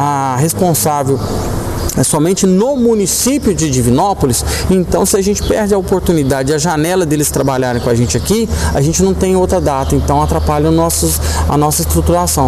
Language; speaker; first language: Portuguese; native; Portuguese